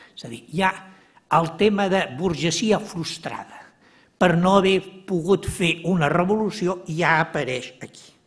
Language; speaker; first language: Catalan; native; Catalan